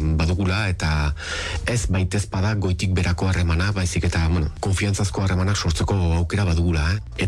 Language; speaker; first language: Basque; native; Basque